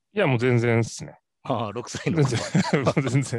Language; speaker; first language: Japanese; native; Japanese